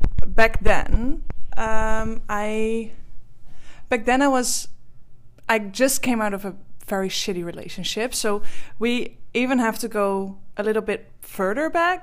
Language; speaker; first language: English; non-native, fluent; Dutch